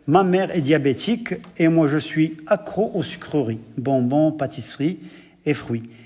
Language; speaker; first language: French; non-native, local second language; Arabic